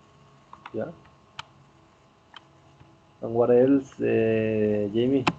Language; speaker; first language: English; non-native, learner; Spanish